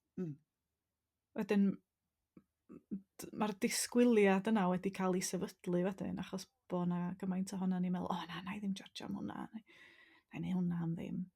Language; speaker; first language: Welsh; native; Welsh